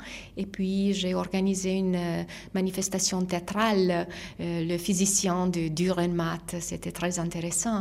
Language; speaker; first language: French; non-native, fluent; Italian